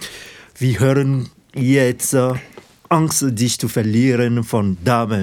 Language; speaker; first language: German; non-native, fluent; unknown